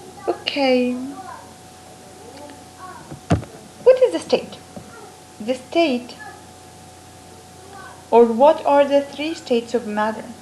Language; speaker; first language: English; non-native, fluent; Arabic